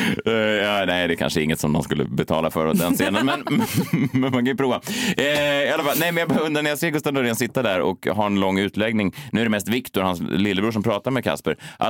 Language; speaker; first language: Swedish; native; Swedish